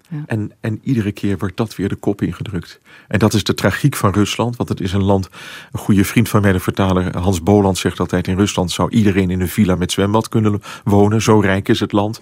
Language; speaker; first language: Dutch; native; Dutch